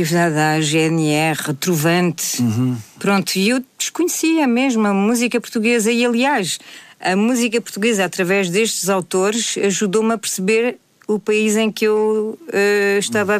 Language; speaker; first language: Portuguese; native; Portuguese